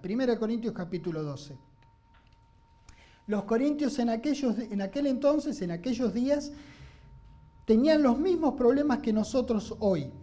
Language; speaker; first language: Spanish; native; Spanish